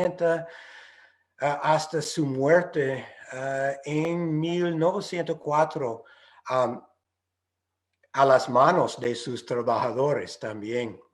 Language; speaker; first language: Spanish; non-native, fluent; English